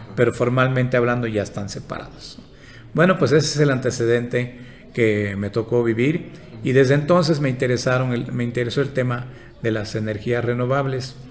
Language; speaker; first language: Spanish; non-native, local second language; Yucateco